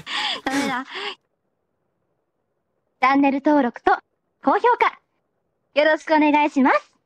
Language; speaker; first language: Japanese; native; Japanese